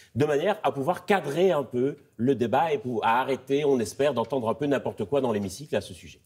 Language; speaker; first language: French; native; French